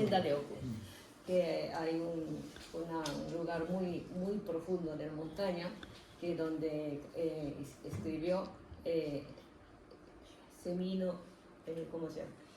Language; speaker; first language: Spanish; non-native, fluent; Japanese